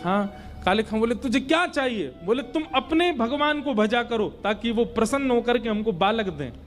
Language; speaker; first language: Hindi; native; Hindi